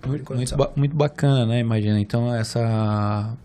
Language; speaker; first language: Portuguese; native; Portuguese